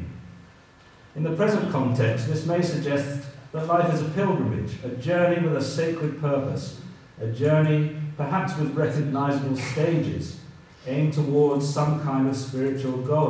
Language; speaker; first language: English; native; English